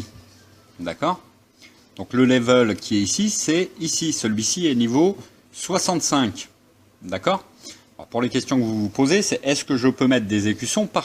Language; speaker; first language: French; native; French